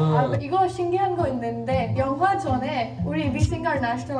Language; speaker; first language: Korean; non-native, learner; Hindi